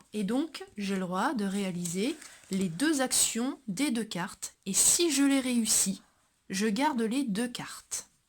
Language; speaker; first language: French; native; French